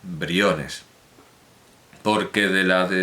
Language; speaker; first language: Spanish; native; Spanish